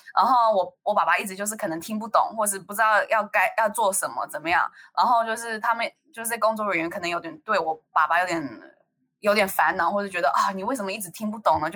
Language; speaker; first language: Chinese; native; Chinese